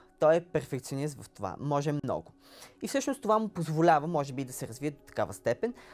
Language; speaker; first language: Bulgarian; native; Bulgarian